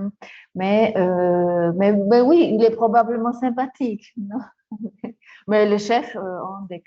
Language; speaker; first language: French; non-native, fluent; Spanish